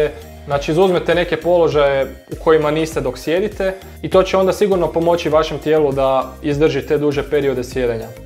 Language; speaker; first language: Croatian; native; Croatian